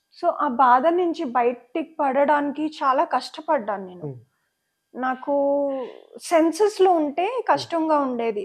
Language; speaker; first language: Telugu; non-native, local second language; Punjabi